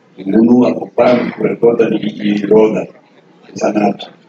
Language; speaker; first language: Greek; non-native, fluent; Serbian